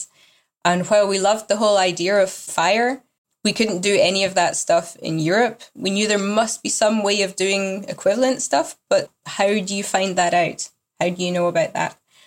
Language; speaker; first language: English; native; English